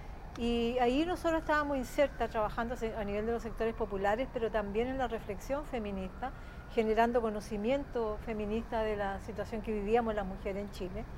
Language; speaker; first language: Spanish; native; Spanish